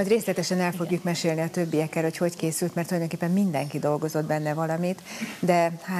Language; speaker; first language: Hungarian; native; Hungarian